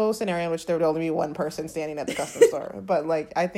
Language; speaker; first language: English; native; English